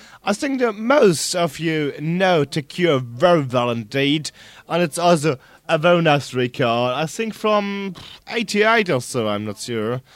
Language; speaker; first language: English; non-native, fluent; German